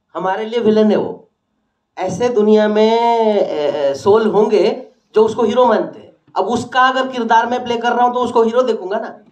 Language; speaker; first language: Hindi; non-native, local second language; Odia